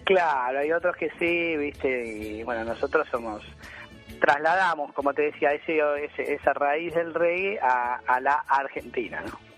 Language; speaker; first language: Spanish; native; Spanish